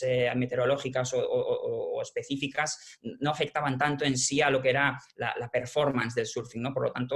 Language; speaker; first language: Spanish; native; Spanish